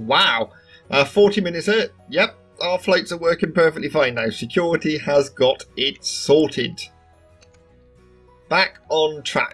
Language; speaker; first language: English; native; English